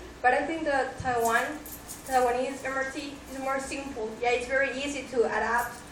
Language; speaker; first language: English; non-native, fluent; Spanish